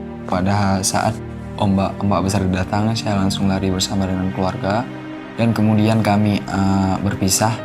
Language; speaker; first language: Indonesian; non-native, local second language; Achinese